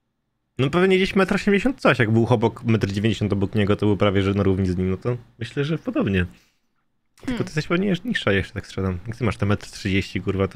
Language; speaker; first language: Polish; native; Polish